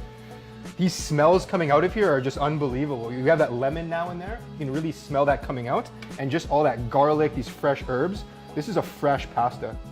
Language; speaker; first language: English; native; English